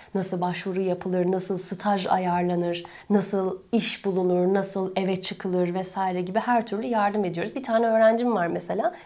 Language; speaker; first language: Turkish; native; Turkish